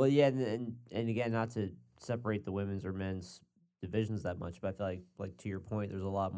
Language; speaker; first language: English; native; English